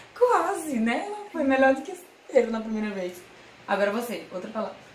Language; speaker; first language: Portuguese; native; Portuguese